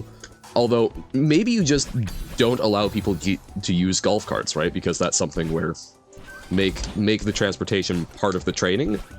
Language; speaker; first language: English; native; English